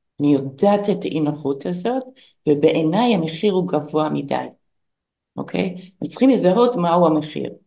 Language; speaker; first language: Hebrew; non-native, fluent; English